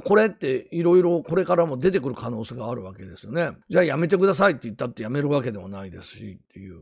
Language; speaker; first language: Japanese; native; Japanese